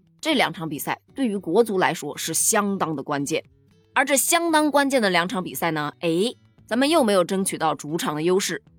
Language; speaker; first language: Chinese; native; Chinese